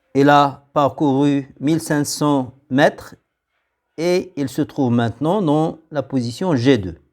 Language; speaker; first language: French; non-native, local second language; Arabic